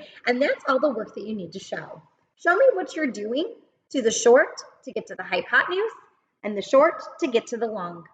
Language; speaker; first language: English; native; English